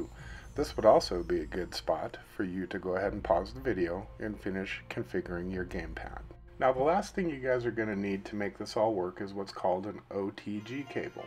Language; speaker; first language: English; native; English